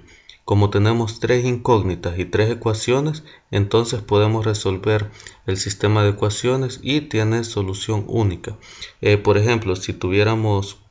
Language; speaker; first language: Spanish; native; Spanish